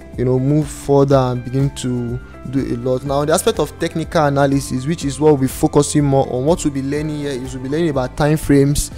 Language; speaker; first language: English; non-native, local second language; Yoruba